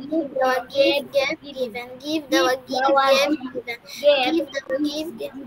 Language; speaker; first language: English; non-native, learner; Bangla